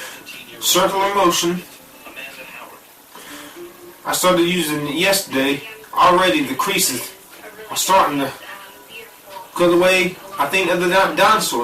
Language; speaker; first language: English; native; English